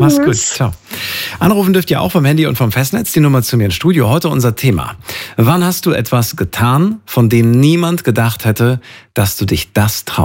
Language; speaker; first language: German; native; German